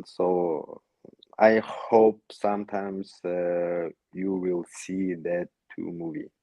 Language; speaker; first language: English; non-native, learner; Yakut